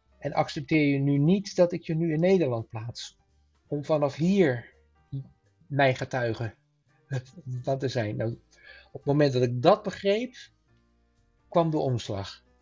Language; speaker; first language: Dutch; native; Dutch